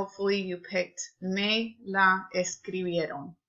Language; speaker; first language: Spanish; non-native, fluent; English